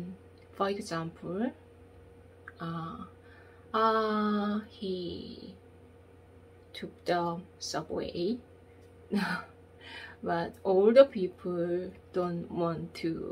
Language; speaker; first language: English; non-native, learner; Korean